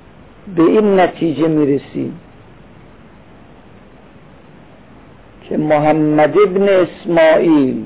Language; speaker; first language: Persian; native; Persian